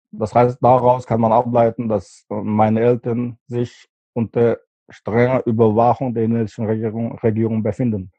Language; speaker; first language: German; non-native, fluent; Uyghur